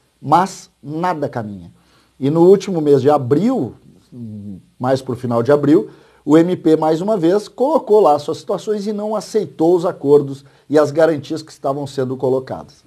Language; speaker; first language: Portuguese; native; Portuguese